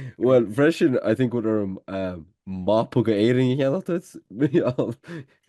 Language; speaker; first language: Irish; native; Irish